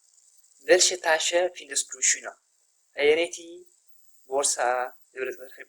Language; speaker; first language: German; non-native, fluent; Tigrinya